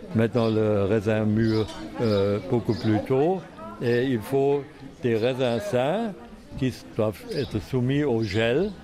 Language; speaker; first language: French; non-native, fluent; German